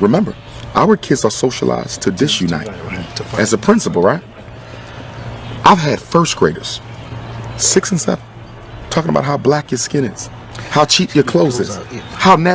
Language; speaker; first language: English; native; English